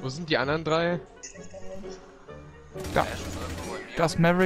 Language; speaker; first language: German; native; German